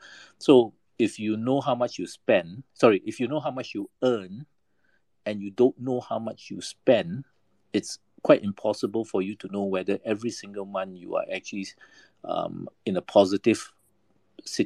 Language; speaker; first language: English; non-native, local second language; Malay